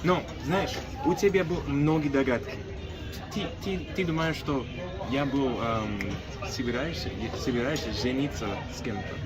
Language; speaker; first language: Russian; non-native, learner; English